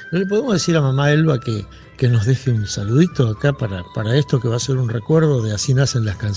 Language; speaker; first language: Spanish; native; Spanish